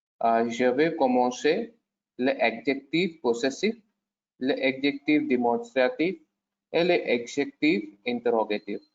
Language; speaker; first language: French; non-native, learner; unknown